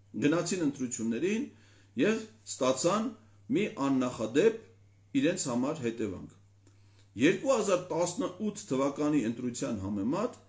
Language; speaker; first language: Armenian; native; Armenian